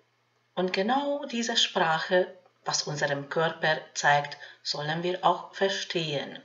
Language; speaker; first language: German; non-native, fluent; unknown